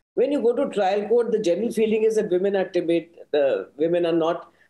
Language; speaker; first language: English; non-native, local second language; Hindi